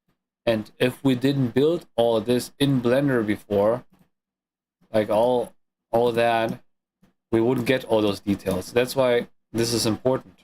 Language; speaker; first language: English; non-native, fluent; German